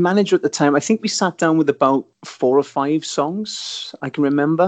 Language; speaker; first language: English; native; English